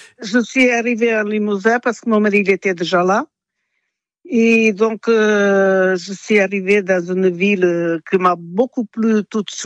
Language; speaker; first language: French; non-native, fluent; Portuguese